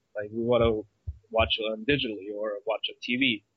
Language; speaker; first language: English; early bilingual, other home language; Malay